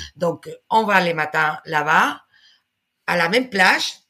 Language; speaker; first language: French; non-native, fluent; Spanish